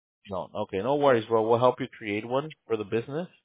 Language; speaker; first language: English; early bilingual, other home language; Spanish